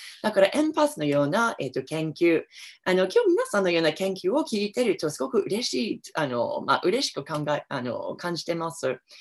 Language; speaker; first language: Japanese; non-native, fluent; English